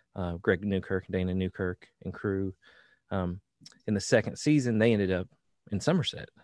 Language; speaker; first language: English; native; English